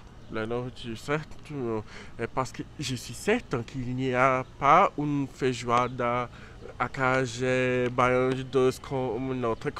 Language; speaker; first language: French; non-native, learner; Portuguese